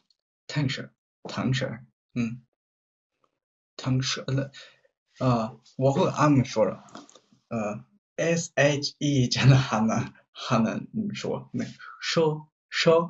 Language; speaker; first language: Chinese; non-native, learner; Japanese